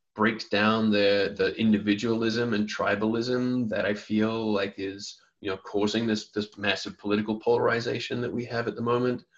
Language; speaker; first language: English; native; English